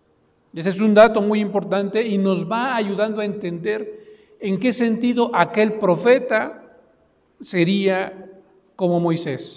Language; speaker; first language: Spanish; native; Spanish